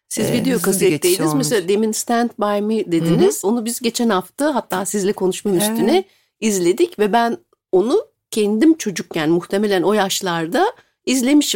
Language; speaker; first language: Turkish; native; Turkish